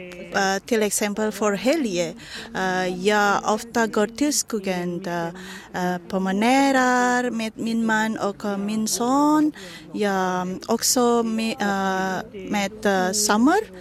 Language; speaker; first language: Swedish; non-native, learner; Indonesian